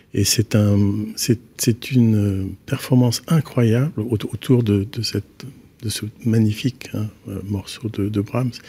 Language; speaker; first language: French; native; French